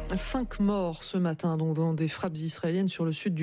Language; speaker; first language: French; native; French